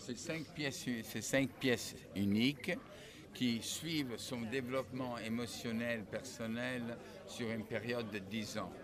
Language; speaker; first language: French; native; French